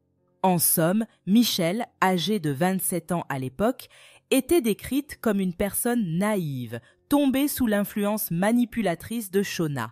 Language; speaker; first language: French; native; French